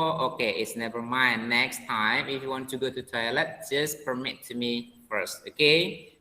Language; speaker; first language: English; non-native, learner; Indonesian